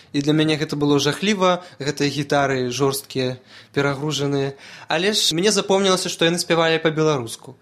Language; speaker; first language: Belarusian; non-native, local second language; Russian